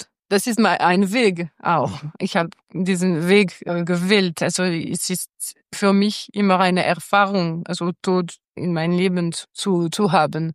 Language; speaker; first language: German; non-native, local second language; French